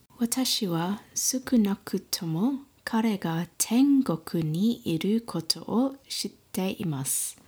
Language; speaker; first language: Japanese; non-native, learner; English